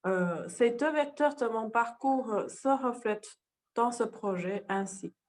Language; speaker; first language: French; non-native, learner; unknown